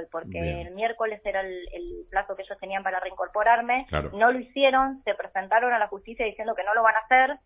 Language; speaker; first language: Spanish; native; Spanish